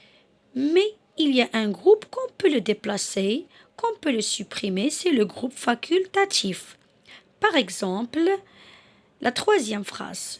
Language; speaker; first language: French; non-native, local second language; Arabic